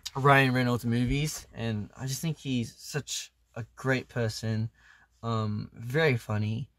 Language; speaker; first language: English; early bilingual, other home language; Korean